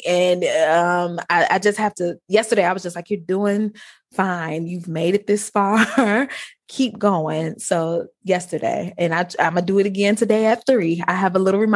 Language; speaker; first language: English; native; English